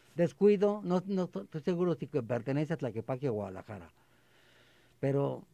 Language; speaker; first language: Spanish; native; Spanish